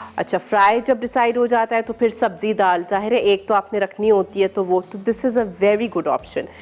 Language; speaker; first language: Urdu; native; Urdu